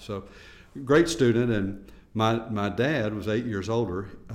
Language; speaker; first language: English; native; English